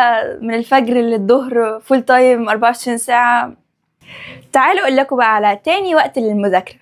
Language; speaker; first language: Arabic; native; Arabic